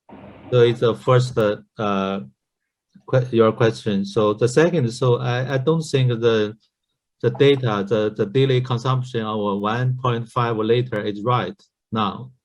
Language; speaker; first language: English; non-native, learner; Chinese